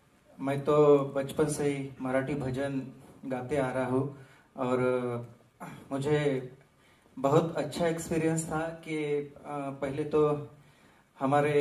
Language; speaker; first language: Hindi; non-native, local second language; Marathi